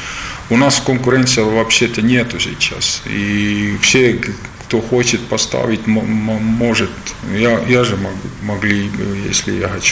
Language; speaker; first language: Russian; non-native, learner; Estonian